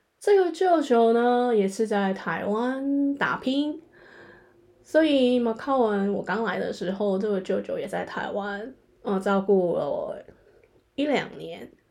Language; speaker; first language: Chinese; non-native, local second language; Cantonese